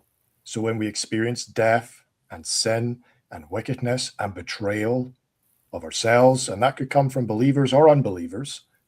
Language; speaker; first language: English; native; English